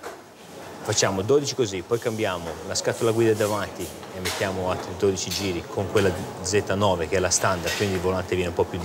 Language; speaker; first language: Italian; native; Italian